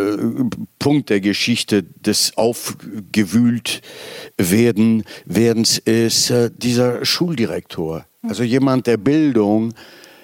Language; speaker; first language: German; native; German